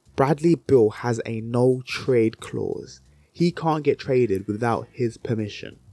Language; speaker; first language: English; native; English